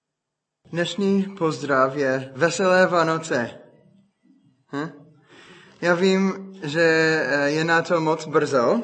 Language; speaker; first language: Czech; non-native, fluent; English